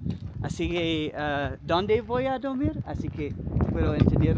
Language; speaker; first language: Spanish; non-native, learner; English